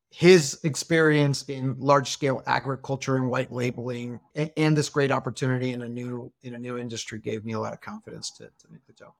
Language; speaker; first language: English; non-native, fluent; Spanish